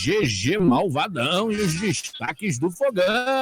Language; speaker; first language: Portuguese; native; Portuguese